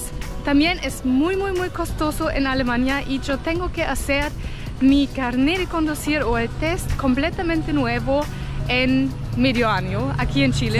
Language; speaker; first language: Spanish; non-native, fluent; German